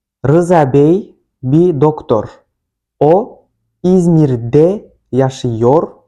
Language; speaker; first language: Turkish; non-native, fluent; Kyrgyz